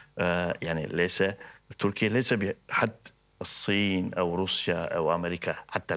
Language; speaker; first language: Arabic; non-native, fluent; Turkish